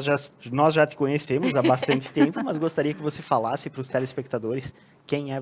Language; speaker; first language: Portuguese; native; Portuguese